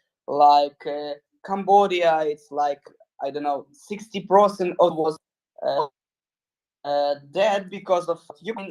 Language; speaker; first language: English; non-native, learner; Ukrainian